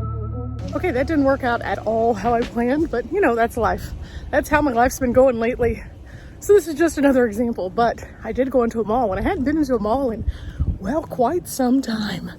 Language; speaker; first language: English; native; English